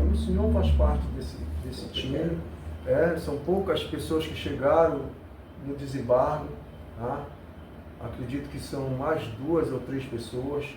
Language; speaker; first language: Portuguese; native; Portuguese